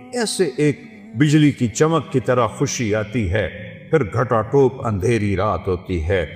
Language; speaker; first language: Urdu; non-native, local second language; Saraiki